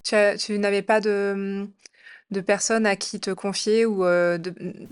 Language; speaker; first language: French; native; French